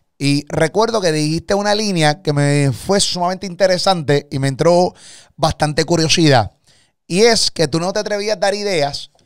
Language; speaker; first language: Spanish; native; Spanish